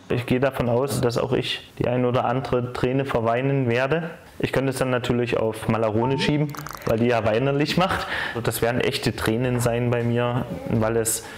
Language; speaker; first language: German; native; German